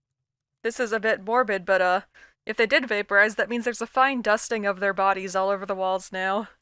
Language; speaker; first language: English; native; English